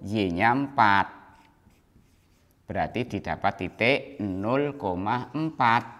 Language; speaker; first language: Indonesian; native; Indonesian